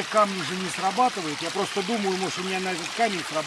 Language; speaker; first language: Russian; native; Russian